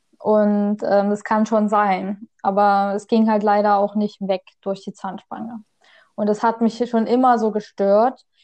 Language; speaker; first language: German; native; German